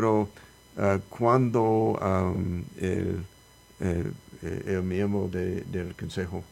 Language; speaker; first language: Spanish; non-native, learner; English